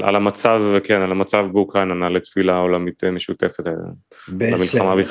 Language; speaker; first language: Hebrew; native; Hebrew